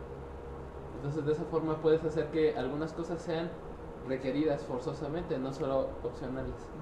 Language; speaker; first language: Spanish; native; Spanish